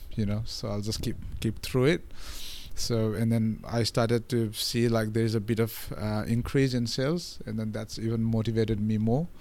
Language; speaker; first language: English; non-native, local second language; Nepali